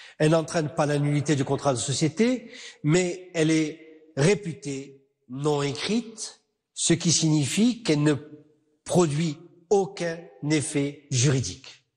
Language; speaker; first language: French; non-native, local second language; Arabic